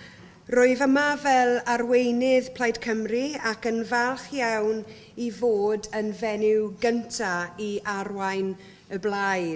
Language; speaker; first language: Welsh; non-native, local second language; English